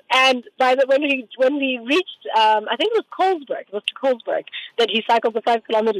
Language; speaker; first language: English; non-native, local second language; Tswana